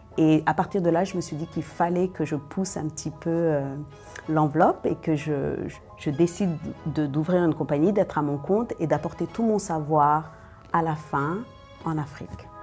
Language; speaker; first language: French; early bilingual, other home language; Wolof